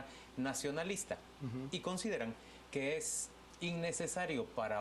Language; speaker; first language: Spanish; native; Spanish